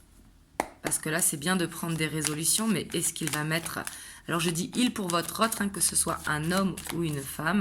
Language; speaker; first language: French; native; French